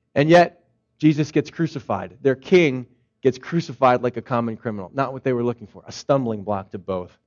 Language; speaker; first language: English; native; English